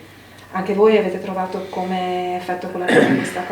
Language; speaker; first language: Italian; native; Italian